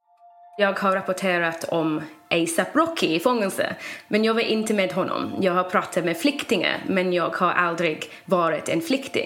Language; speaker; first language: Swedish; non-native, fluent; English